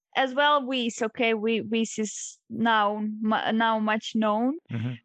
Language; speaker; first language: English; non-native, fluent; Croatian